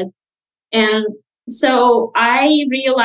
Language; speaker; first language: English; non-native, fluent; Russian